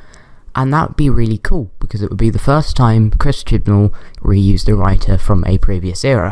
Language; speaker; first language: English; native; English